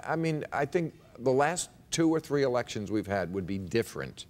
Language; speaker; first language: English; native; English